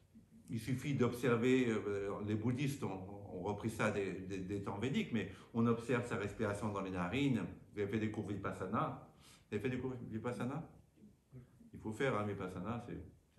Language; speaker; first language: French; native; French